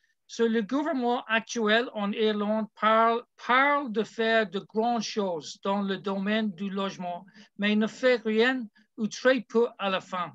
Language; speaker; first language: French; non-native, learner; English